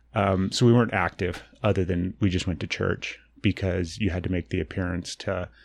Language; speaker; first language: English; native; English